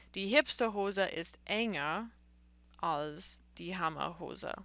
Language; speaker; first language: German; non-native, fluent; English